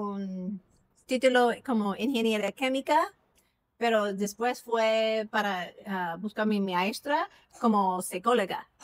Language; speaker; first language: Spanish; non-native, fluent; English